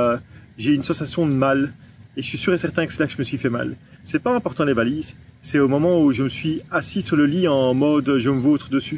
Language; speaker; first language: French; native; French